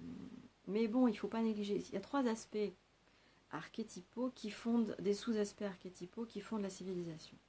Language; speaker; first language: French; native; French